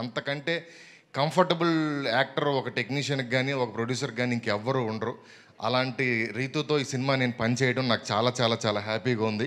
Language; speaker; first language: Telugu; native; Telugu